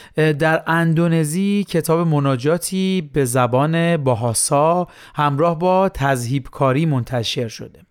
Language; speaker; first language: Persian; native; Persian